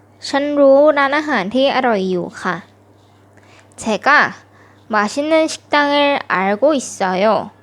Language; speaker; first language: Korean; non-native, fluent; Thai